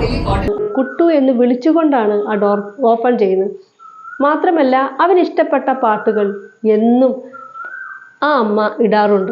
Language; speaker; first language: Malayalam; native; Malayalam